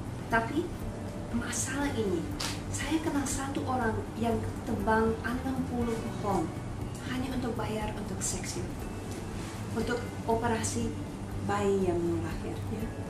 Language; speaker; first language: Indonesian; non-native, fluent; English